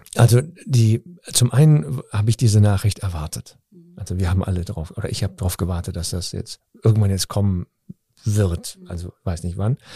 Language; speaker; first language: German; early bilingual, other home language; Turkish